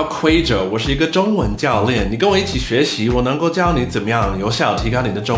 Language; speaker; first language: Chinese; non-native, fluent; English